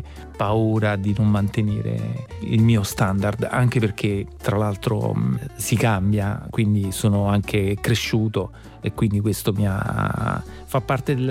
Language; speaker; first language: Italian; native; Italian